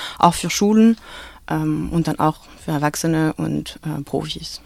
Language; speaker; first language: German; early bilingual, heritage; French